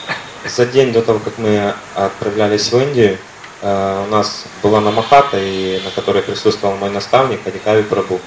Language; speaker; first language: Russian; native; Russian